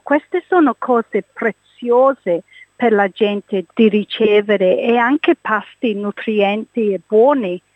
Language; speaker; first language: Italian; early bilingual, heritage; English